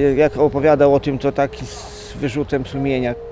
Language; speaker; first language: Polish; native; Polish